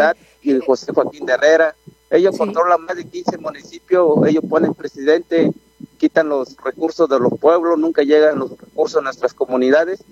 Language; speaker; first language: Spanish; non-native, local second language; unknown